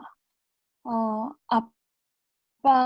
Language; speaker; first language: Indonesian; non-native, learner; Korean